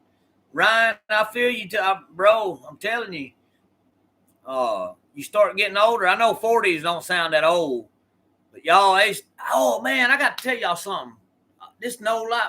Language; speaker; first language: English; native; English